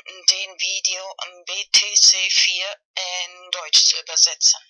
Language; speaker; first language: German; non-native, fluent; Spanish